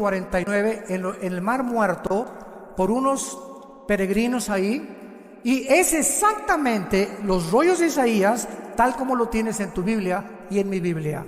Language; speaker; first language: Spanish; native; Spanish